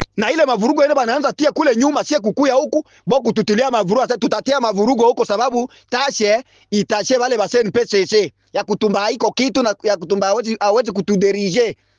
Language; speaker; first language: Swahili; non-native, local second language; Bembe